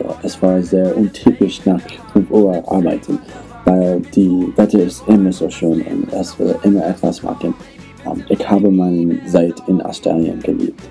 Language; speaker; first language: German; non-native, learner; English